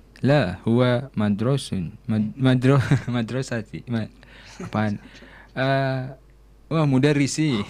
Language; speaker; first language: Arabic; non-native, learner; Indonesian